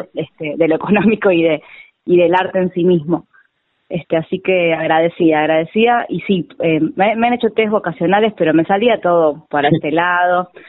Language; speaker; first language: Spanish; native; Spanish